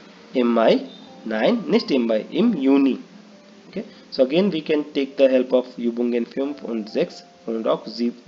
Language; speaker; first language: German; non-native, learner; Hindi